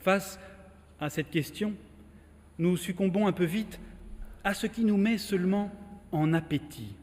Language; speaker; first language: French; native; French